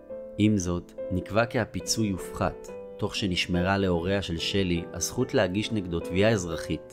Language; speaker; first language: Hebrew; native; Hebrew